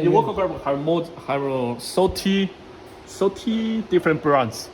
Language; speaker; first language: English; non-native, learner; Chinese